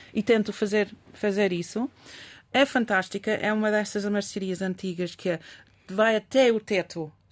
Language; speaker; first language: Portuguese; non-native, fluent; English